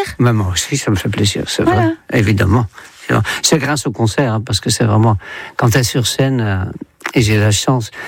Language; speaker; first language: French; non-native, fluent; Dutch